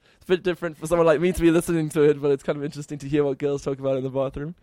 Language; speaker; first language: English; native; English